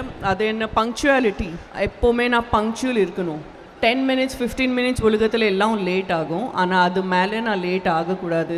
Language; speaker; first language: Tamil; non-native, local second language; Gujarati